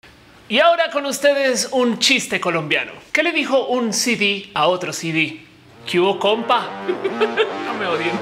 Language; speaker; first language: Spanish; native; Spanish